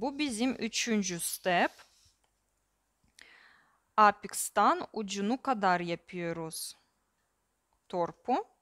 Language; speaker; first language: Turkish; non-native, learner; Russian